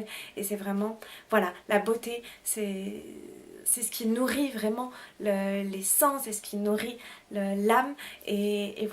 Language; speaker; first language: French; native; French